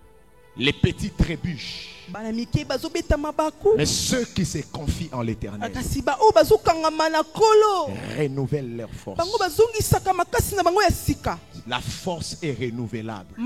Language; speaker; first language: French; non-native, local second language; Lingala